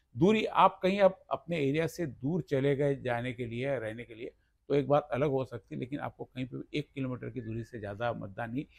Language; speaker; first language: Hindi; non-native, local second language; Marathi